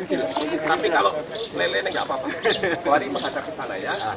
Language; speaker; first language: Indonesian; native; Indonesian